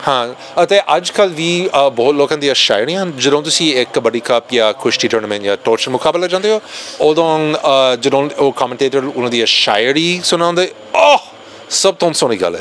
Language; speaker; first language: Punjabi; non-native, fluent; English